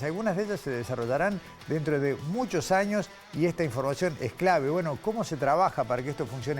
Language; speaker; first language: Spanish; native; Spanish